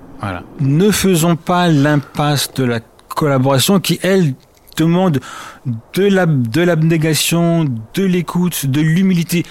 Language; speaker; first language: French; early bilingual, other home language; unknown